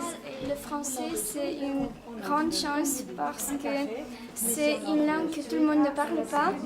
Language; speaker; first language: French; non-native, fluent; Romanian